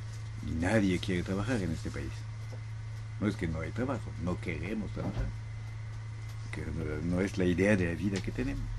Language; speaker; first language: Spanish; non-native, fluent; French